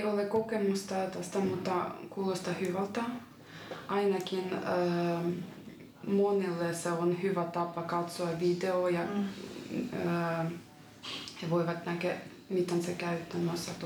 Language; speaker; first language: Finnish; non-native, fluent; Ukrainian